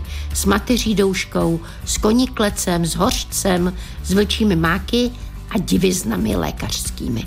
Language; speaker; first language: Czech; native; Czech